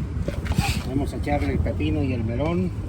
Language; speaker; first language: Spanish; native; Spanish